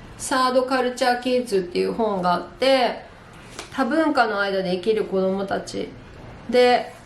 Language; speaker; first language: Japanese; native; Japanese